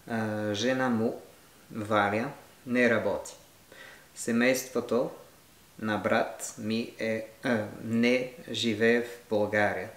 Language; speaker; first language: Bulgarian; non-native, learner; French